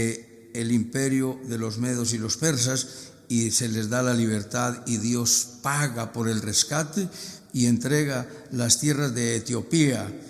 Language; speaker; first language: Spanish; native; Spanish